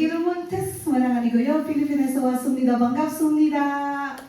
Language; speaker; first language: Korean; non-native, fluent; Filipino